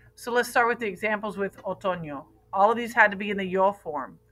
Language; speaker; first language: English; native; English